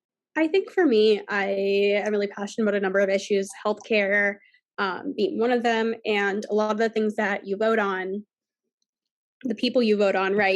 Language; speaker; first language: English; native; English